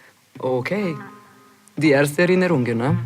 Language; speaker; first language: German; non-native, fluent; Serbian